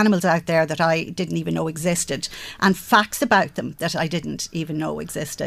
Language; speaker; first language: English; native; English